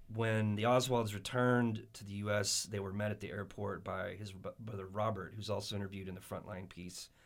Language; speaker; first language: English; native; English